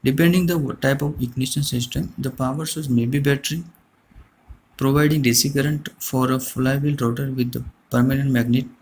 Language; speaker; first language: English; non-native, local second language; Gujarati